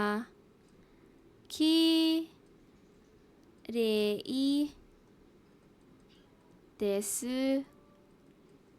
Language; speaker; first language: Japanese; non-native, fluent; Hiligaynon